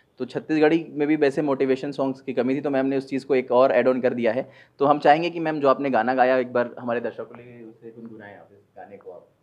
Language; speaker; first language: Hindi; native; Hindi